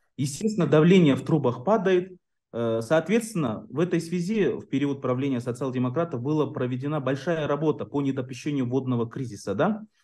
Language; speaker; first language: Russian; non-native, local second language; Kyrgyz